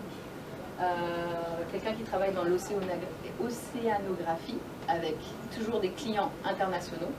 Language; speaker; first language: French; native; French